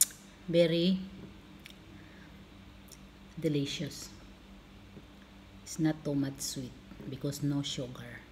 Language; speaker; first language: English; non-native, local second language; Filipino